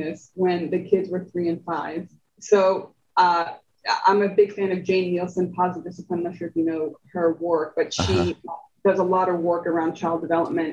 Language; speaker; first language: English; early bilingual, other home language; Spanish